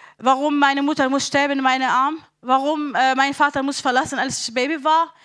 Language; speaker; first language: German; non-native, learner; Arabic